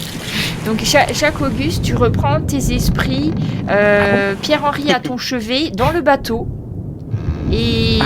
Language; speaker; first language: French; native; French